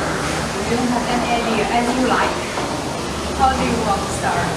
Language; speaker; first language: English; non-native, learner; Chinese